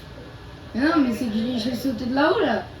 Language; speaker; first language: French; native; French